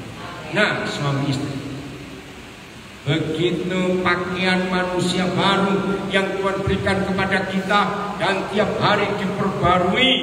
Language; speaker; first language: Indonesian; native; Indonesian